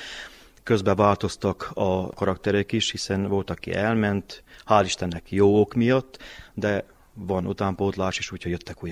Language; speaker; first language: Hungarian; native; Hungarian